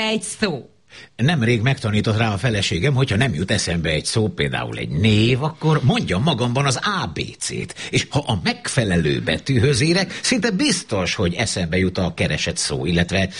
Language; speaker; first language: Hungarian; native; Hungarian